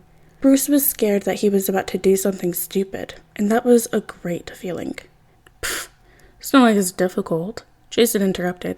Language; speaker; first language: English; native; English